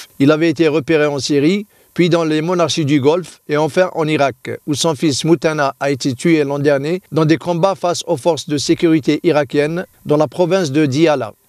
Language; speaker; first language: French; non-native, local second language; Arabic